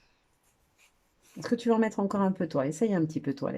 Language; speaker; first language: French; native; French